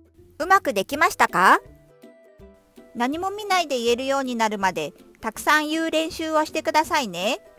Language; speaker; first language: Japanese; non-native, fluent; Korean